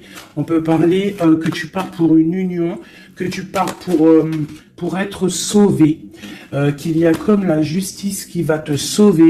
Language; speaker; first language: French; native; French